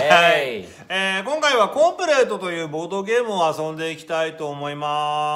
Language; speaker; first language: Japanese; native; Japanese